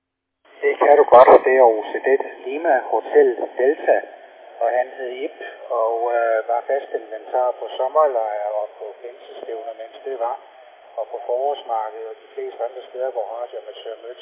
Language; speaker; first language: Danish; native; Danish